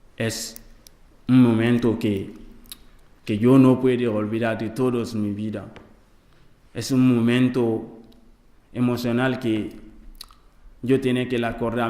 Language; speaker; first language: Spanish; non-native, learner; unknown